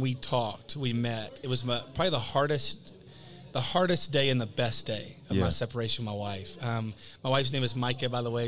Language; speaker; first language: English; native; English